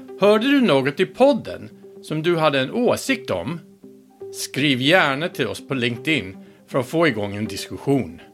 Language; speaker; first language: Swedish; non-native, fluent; English